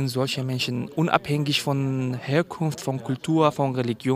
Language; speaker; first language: German; non-native, fluent; Kurdish